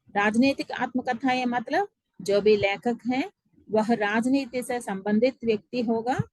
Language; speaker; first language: Hindi; non-native, local second language; Telugu